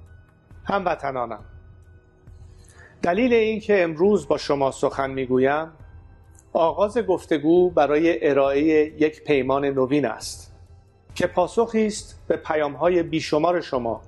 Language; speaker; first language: Persian; native; Persian